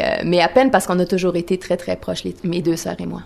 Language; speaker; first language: French; native; French